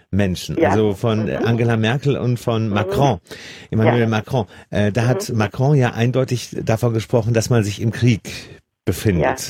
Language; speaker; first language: German; native; German